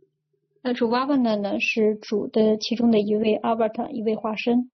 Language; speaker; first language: Chinese; native; Chinese